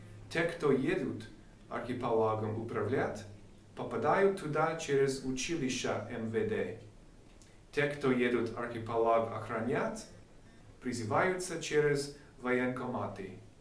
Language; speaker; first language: Russian; non-native, fluent; English